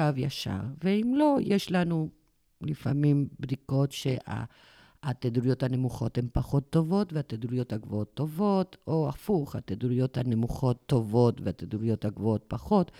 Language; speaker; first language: Hebrew; non-native, fluent; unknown